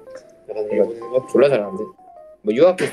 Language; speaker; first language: Korean; native; Korean